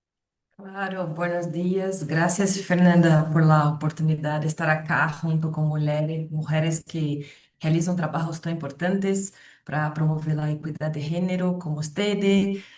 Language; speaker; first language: Spanish; non-native, fluent; Portuguese